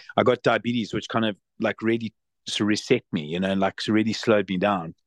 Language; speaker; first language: English; native; English